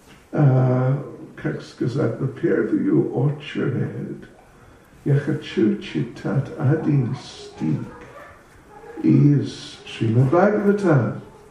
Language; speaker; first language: Russian; non-native, learner; English